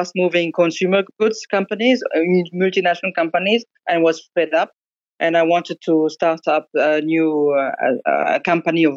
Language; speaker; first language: English; non-native, fluent; French